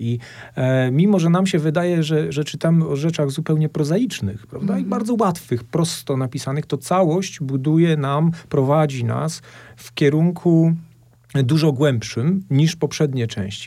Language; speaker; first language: Polish; native; Polish